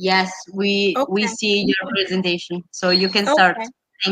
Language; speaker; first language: English; non-native, fluent; Italian